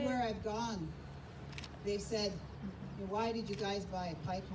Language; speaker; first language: English; native; English